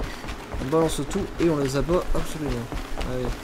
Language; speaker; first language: French; native; French